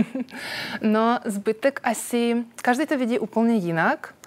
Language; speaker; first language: Czech; non-native, fluent; Ukrainian